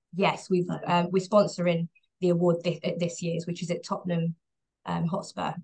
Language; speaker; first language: English; native; English